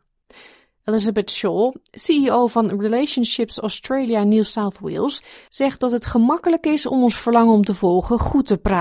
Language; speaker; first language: Dutch; native; Dutch